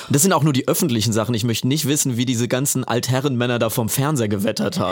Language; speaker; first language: German; native; German